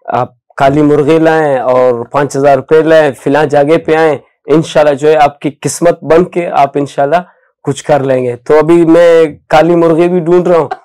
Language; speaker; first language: Urdu; non-native, local second language; Baluchi